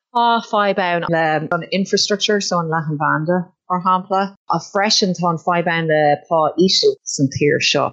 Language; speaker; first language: Irish; non-native, local second language; English